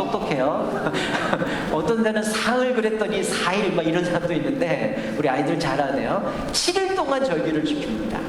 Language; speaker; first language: Korean; native; Korean